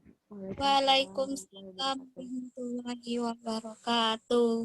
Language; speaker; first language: Indonesian; native; Indonesian